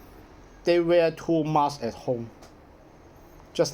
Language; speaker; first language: English; non-native, learner; Cantonese